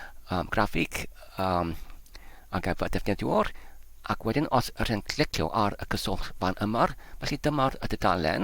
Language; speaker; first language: Welsh; non-native, learner; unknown